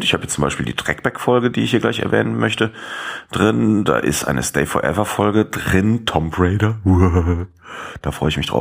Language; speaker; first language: German; native; German